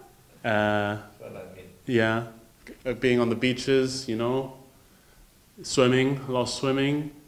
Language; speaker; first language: English; native; English